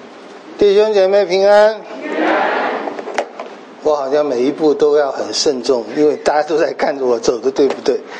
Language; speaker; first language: Chinese; native; Chinese